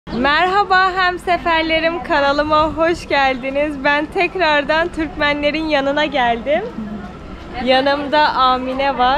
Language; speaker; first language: Turkish; early bilingual, heritage; Turkmen